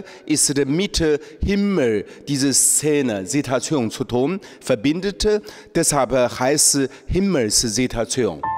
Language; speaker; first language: German; non-native, learner; Chinese